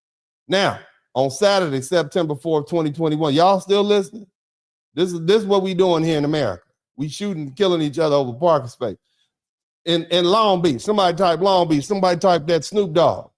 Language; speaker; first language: English; native; English